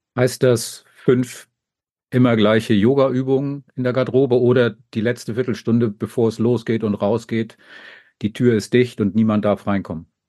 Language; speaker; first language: German; native; German